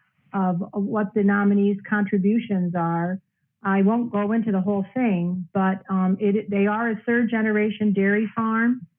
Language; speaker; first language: English; native; English